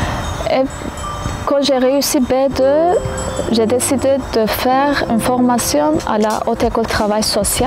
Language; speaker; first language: French; non-native, fluent; Kurdish